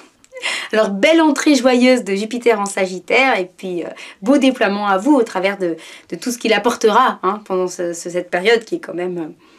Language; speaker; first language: French; native; French